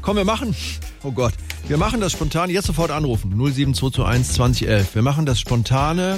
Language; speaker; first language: German; native; German